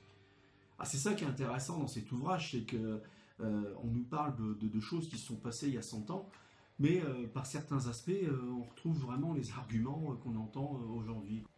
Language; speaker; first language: French; native; French